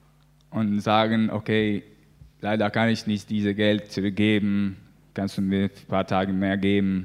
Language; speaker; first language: German; non-native, learner; Latvian